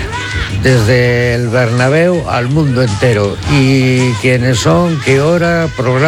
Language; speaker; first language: Spanish; native; Spanish